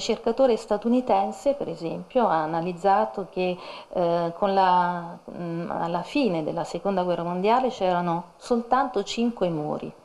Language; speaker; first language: Italian; native; Italian